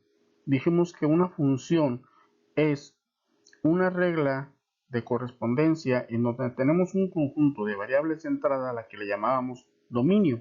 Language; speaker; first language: Spanish; native; Spanish